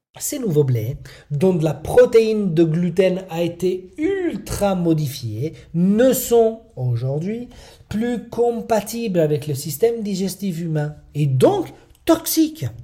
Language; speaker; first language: French; non-native, fluent; Italian